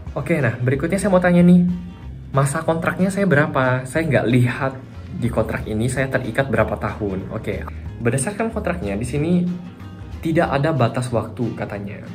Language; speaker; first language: Indonesian; native; Indonesian